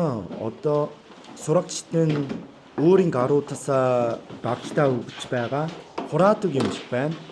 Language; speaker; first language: Mongolian; non-native, fluent; Korean